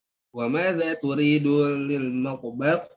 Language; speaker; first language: Arabic; non-native, learner; Indonesian